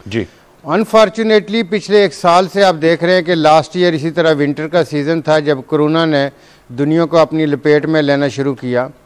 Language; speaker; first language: Urdu; non-native, local second language; Punjabi